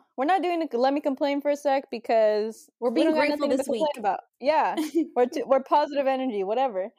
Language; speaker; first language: English; native; English